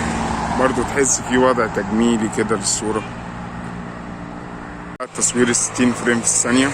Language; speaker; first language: Arabic; native; Arabic